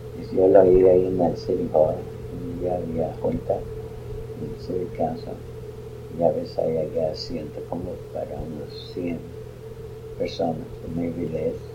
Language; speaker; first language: Spanish; early bilingual, other home language; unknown